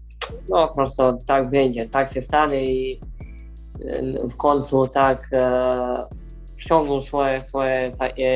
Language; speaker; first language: Polish; non-native, learner; Serbian